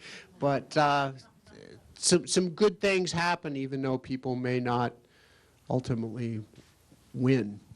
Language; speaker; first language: English; native; English